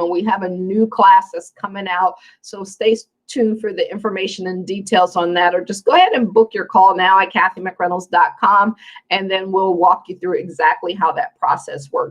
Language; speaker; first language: English; native; English